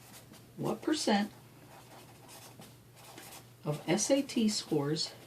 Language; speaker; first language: English; native; English